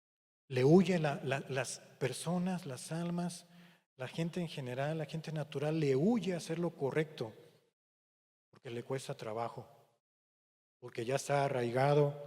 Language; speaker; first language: Spanish; native; Spanish